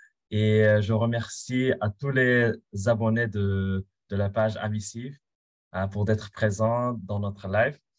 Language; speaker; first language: French; non-native, fluent; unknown